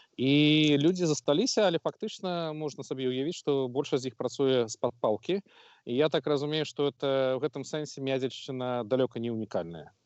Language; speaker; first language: Belarusian; non-native, local second language; Russian